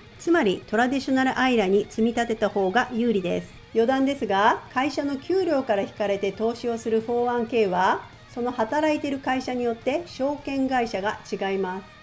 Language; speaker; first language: Japanese; native; Japanese